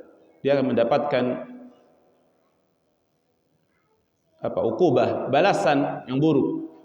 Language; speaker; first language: Indonesian; native; Indonesian